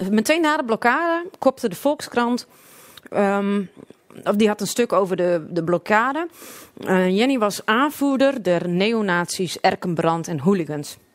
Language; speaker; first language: Dutch; non-native, local second language; Western Frisian